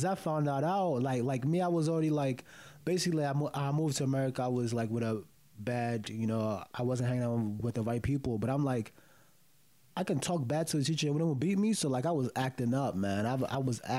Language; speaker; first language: English; early bilingual, other home language; Yoruba